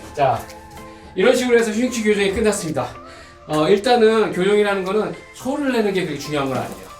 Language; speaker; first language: Korean; native; Korean